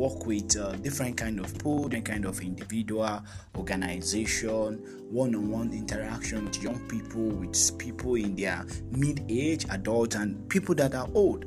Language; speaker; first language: English; non-native, local second language; Yoruba